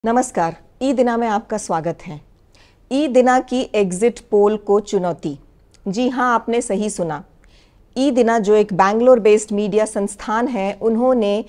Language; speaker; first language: Hindi; native; Hindi